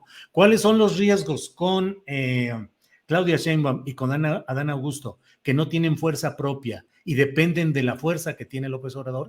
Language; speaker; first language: Spanish; native; Spanish